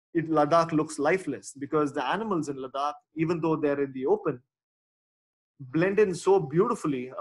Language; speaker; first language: English; non-native, local second language; Tamil